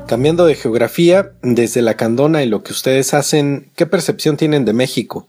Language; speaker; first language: Spanish; native; Spanish